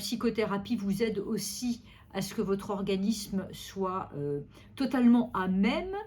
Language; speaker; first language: French; native; French